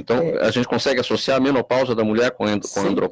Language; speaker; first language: Portuguese; native; Portuguese